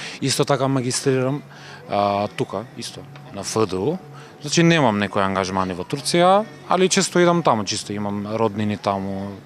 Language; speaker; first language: Macedonian; non-native, local second language; Turkish